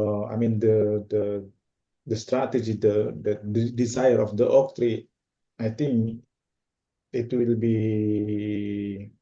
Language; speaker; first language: English; non-native, fluent; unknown